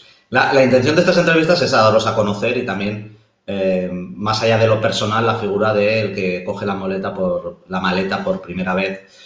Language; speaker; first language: Spanish; native; Spanish